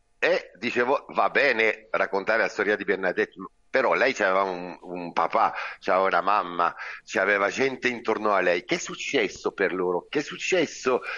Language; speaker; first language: Italian; non-native, fluent; French